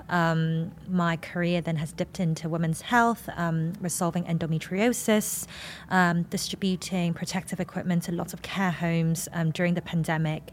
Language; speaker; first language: English; non-native, local second language; Cantonese